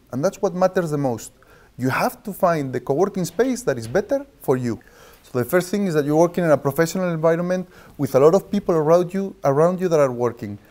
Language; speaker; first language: English; non-native, fluent; Spanish